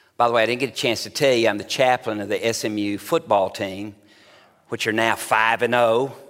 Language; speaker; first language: English; native; English